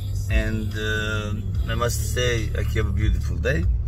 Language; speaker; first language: English; non-native, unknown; Croatian